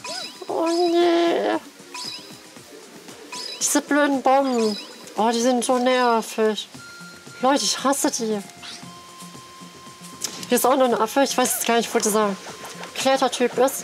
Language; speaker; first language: German; native; German